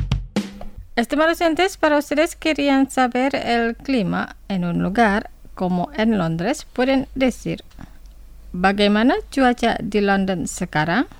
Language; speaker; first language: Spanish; non-native, fluent; Indonesian